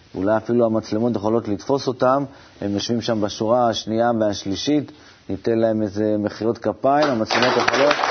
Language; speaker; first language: Hebrew; native; Hebrew